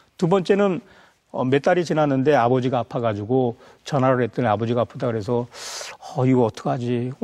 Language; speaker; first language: Korean; native; Korean